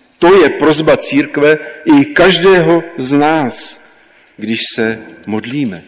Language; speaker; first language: Czech; native; Czech